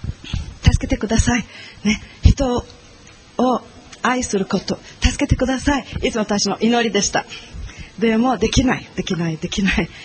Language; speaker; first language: Japanese; non-native, learner; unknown